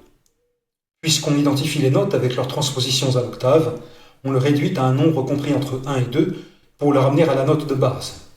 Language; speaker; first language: French; native; French